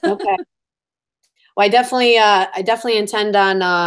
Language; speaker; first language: English; native; English